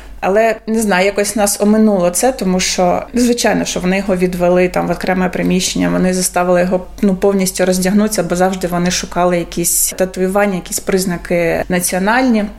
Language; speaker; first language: Ukrainian; native; Ukrainian